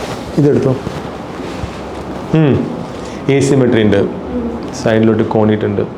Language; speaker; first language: Malayalam; non-native, local second language; Tamil